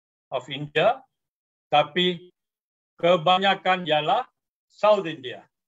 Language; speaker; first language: Malay; non-native, local second language; Tamil